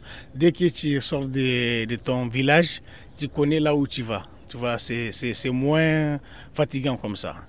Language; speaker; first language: French; non-native, local second language; Tamasheq